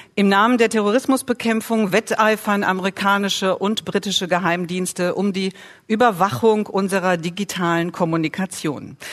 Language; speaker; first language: German; native; German